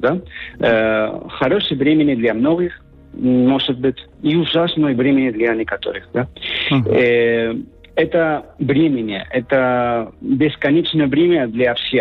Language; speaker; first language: Russian; non-native, fluent; Spanish